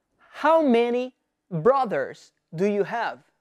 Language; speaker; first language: English; non-native, fluent; Portuguese